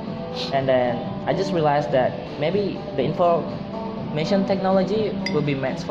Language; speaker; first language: English; non-native, fluent; Indonesian